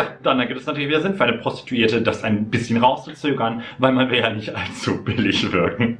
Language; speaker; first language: German; native; German